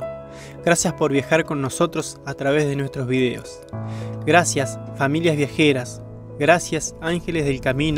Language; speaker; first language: Spanish; native; Spanish